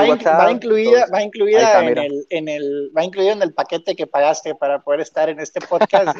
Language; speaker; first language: Spanish; native; Spanish